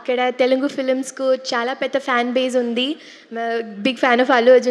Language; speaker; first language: Telugu; non-native, learner; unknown